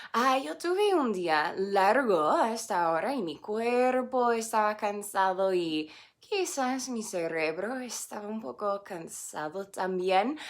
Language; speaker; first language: Spanish; non-native, fluent; English